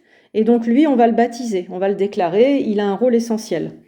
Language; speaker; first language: French; native; French